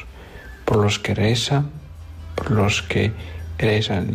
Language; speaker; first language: Spanish; non-native, fluent; Polish